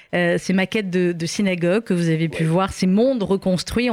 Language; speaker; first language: French; native; French